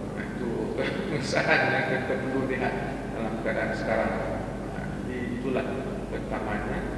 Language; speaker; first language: Malay; native; Malay